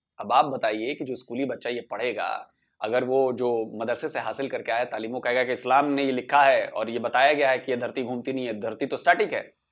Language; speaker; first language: Hindi; native; Hindi